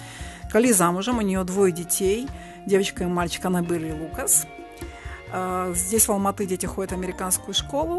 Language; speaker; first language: Russian; native; Russian